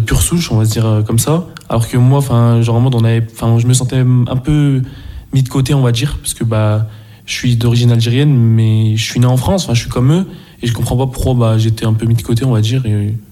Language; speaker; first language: French; native; French